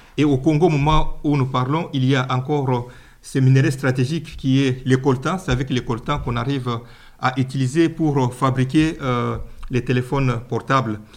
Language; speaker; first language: French; non-native, local second language; Luba-Lulua